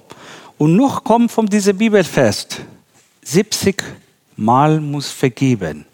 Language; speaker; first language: German; non-native, learner; Persian